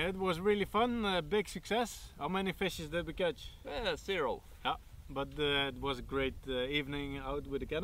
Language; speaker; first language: English; non-native, fluent; Swedish